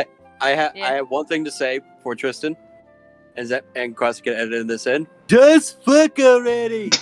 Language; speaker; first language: English; native; English